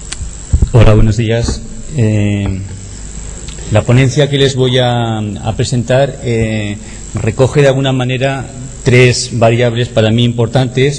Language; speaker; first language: Spanish; native; Spanish